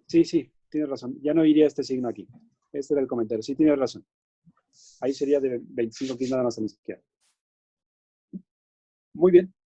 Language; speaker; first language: Spanish; native; Spanish